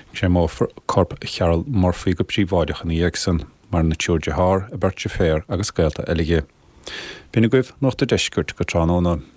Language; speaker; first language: Irish; native; Irish